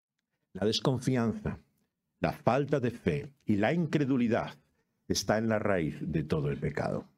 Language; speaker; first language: Spanish; native; Spanish